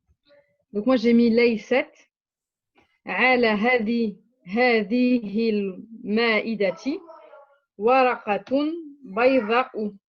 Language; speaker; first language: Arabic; non-native, learner; French